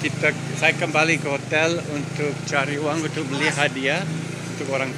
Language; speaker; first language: Indonesian; non-native, learner; English